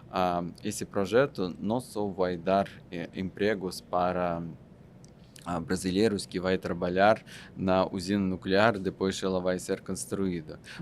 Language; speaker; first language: Portuguese; non-native, fluent; Russian